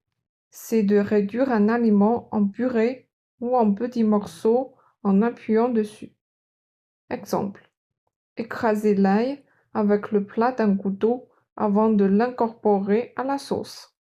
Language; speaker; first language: French; non-native, fluent; Chinese